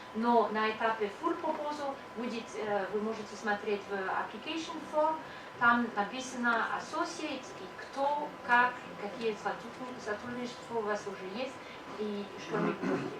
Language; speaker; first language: Russian; non-native, learner; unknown